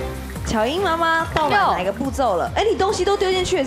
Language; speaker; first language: Chinese; native; Chinese